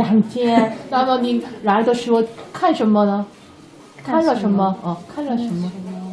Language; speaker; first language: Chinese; non-native, learner; Korean